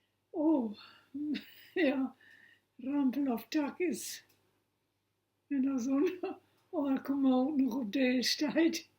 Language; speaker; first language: German; non-native, local second language; Low German